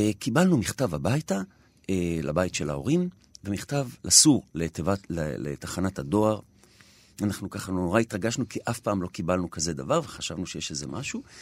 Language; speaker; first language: Hebrew; native; Hebrew